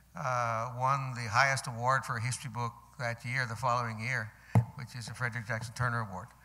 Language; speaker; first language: English; early bilingual, other home language; Spanish